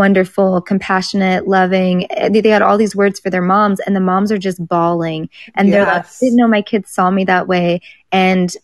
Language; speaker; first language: English; native; English